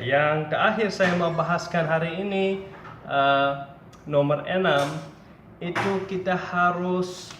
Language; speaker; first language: Indonesian; non-native, fluent; English